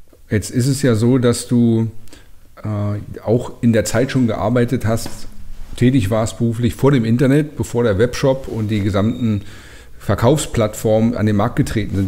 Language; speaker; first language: German; native; German